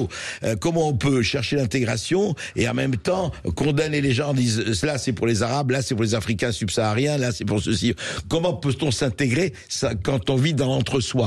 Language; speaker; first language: French; native; French